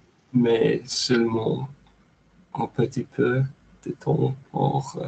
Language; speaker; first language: French; non-native, learner; English